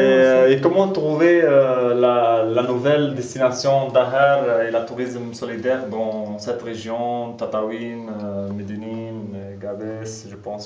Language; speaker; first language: French; non-native, local second language; Arabic